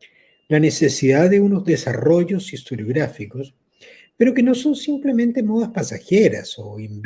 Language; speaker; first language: Spanish; native; Spanish